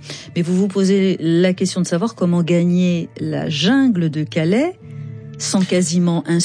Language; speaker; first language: French; native; French